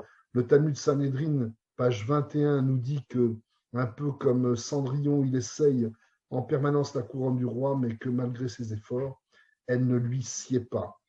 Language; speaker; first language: French; native; French